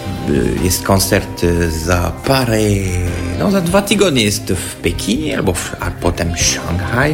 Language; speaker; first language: Polish; non-native, fluent; French